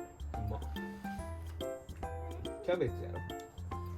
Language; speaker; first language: Japanese; native; Japanese